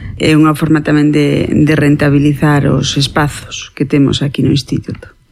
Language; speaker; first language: Galician; native; Galician